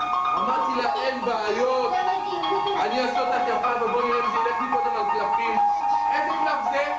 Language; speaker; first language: Hebrew; native; Hebrew